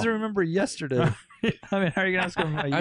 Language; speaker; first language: English; native; English